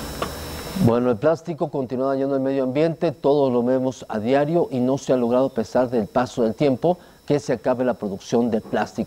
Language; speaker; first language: Spanish; native; Spanish